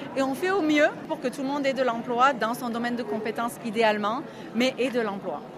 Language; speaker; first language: French; native; French